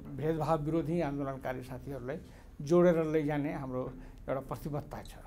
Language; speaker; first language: Nepali; non-native, local second language; Maithili